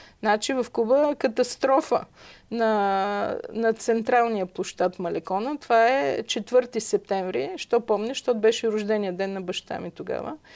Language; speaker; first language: Bulgarian; native; Bulgarian